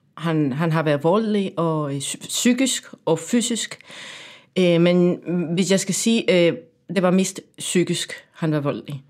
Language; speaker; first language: Danish; non-native, fluent; Spanish